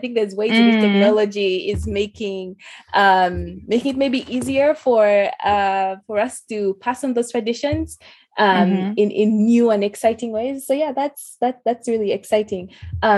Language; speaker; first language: English; non-native, local second language; Luo (Kenya and Tanzania)